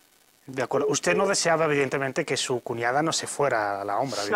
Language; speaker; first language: Spanish; native; Spanish